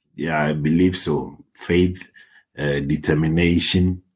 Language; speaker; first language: English; non-native, local second language; Akan